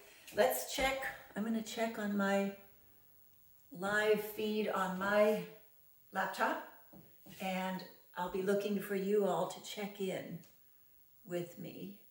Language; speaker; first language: English; native; English